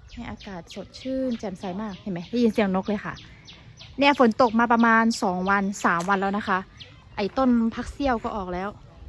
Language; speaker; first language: Thai; non-native, local second language; Karen languages